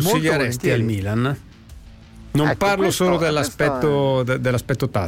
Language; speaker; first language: Italian; native; Italian